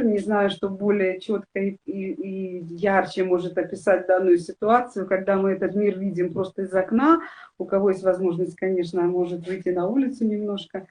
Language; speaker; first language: Russian; native; Russian